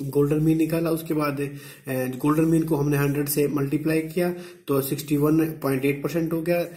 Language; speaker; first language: Hindi; native; Hindi